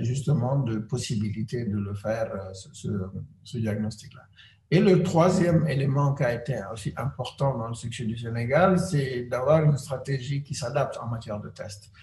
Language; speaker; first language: French; non-native, local second language; Wolof